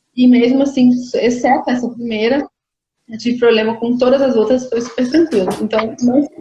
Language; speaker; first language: Portuguese; native; Portuguese